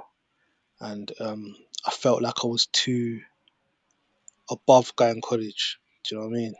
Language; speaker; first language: English; native; English